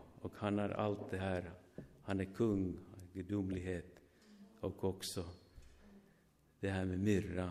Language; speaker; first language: Swedish; non-native, fluent; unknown